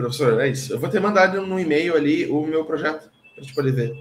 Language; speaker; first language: Portuguese; native; Portuguese